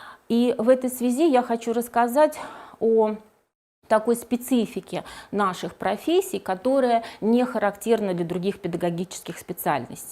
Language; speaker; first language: Russian; native; Russian